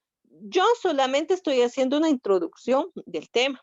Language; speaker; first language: Spanish; native; Spanish